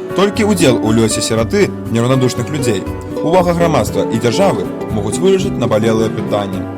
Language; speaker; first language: Belarusian; native; Belarusian